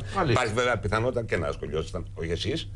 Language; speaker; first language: Greek; native; Greek